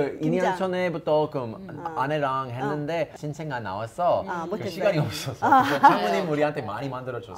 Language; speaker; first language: Korean; non-native, learner; English